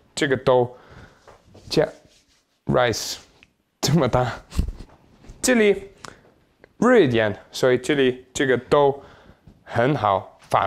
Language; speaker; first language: Chinese; non-native, learner; German